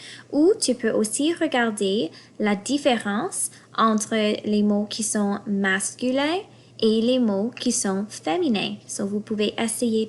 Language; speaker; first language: French; non-native, fluent; English